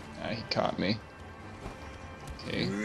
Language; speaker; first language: English; native; English